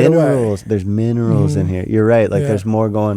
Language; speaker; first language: English; native; English